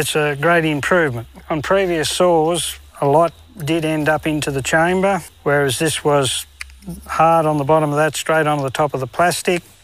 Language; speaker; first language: English; native; English